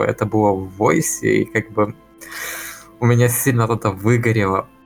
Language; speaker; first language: Russian; native; Russian